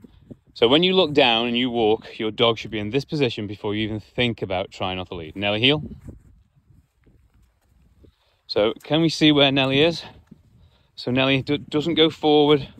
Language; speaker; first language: English; native; English